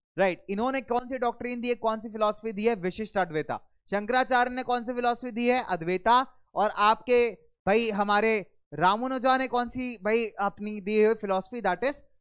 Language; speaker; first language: Hindi; native; Hindi